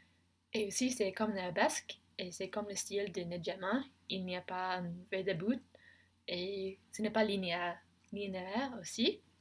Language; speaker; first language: French; non-native, learner; English